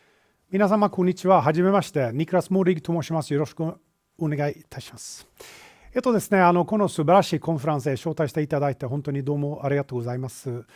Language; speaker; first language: Japanese; non-native, fluent; Swedish